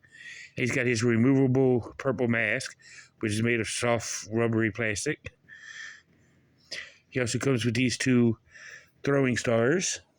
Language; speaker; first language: English; native; English